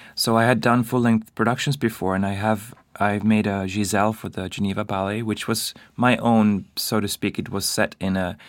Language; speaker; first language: English; non-native, fluent; Swedish